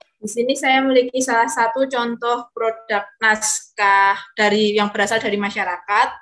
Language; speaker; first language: Indonesian; non-native, local second language; Javanese